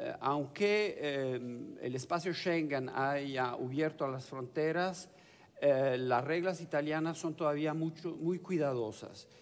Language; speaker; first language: Spanish; non-native, fluent; Italian